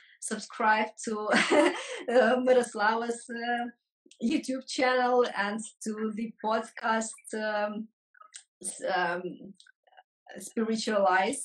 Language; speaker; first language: English; non-native, fluent; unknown